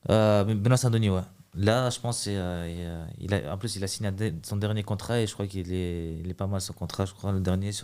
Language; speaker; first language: French; early bilingual, other home language; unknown